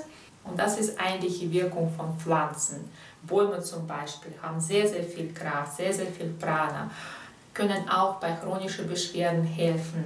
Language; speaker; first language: German; non-native, fluent; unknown